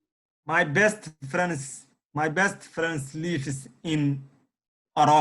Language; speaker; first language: English; non-native, learner; Somali